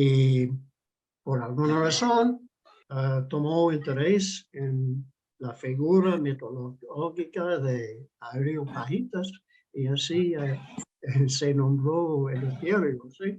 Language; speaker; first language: Spanish; non-native, fluent; English